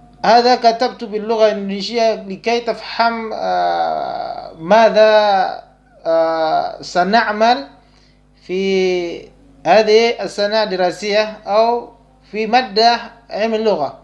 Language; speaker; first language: Arabic; non-native, fluent; Indonesian